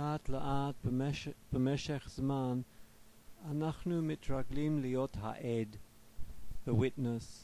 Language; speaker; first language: Hebrew; non-native, fluent; English